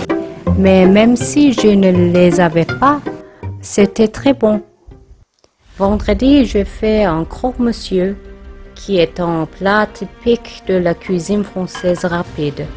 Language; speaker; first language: French; non-native, learner; Korean